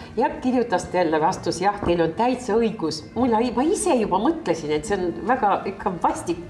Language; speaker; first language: Estonian; non-native, local second language; Russian